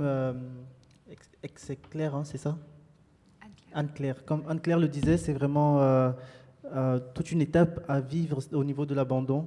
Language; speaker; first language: French; native; French